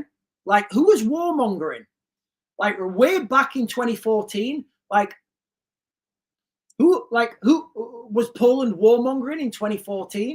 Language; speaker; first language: English; native; English